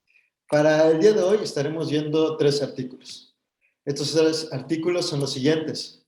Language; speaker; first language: Spanish; native; Spanish